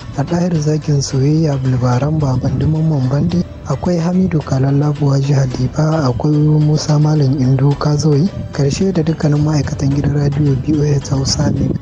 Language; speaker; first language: Hausa; native; Hausa